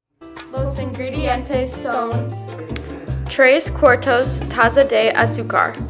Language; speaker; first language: Spanish; non-native, learner; English